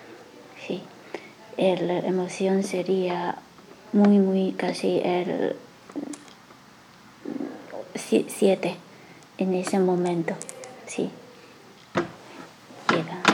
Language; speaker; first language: Spanish; non-native, learner; Chinese